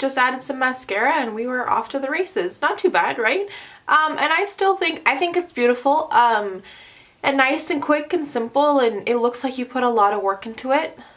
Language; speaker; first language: English; early bilingual, other home language; Arabic